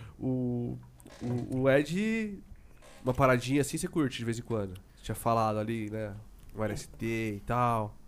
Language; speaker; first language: Portuguese; native; Portuguese